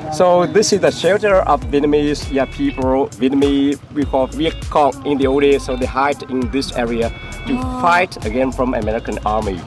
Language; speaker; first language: English; non-native, learner; Vietnamese